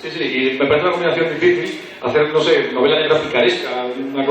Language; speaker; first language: Spanish; native; Spanish